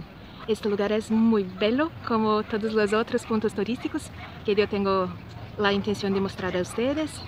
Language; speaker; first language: Spanish; non-native, learner; Portuguese